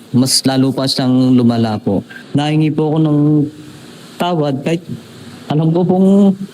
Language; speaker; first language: Filipino; native; Filipino